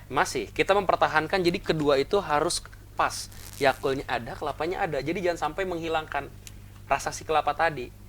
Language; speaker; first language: Indonesian; native; Indonesian